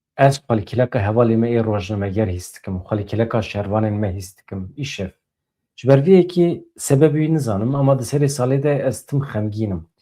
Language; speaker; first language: Kurdish; native; Kurdish